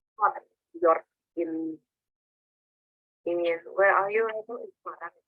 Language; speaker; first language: English; non-native, learner; Indonesian